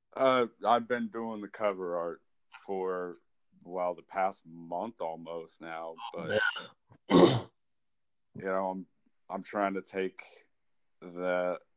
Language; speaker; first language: English; native; English